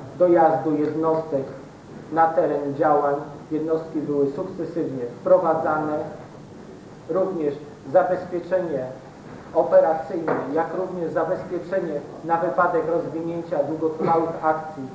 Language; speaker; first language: Polish; native; Polish